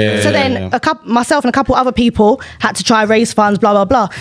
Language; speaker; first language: English; native; English